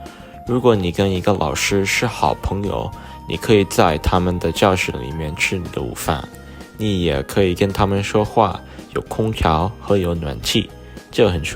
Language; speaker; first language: Chinese; non-native, learner; English